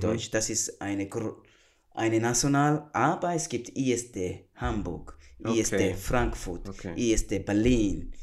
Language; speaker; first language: German; non-native, fluent; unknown